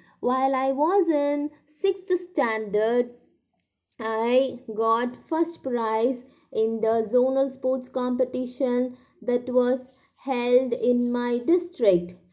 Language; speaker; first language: English; non-native, local second language; Tamil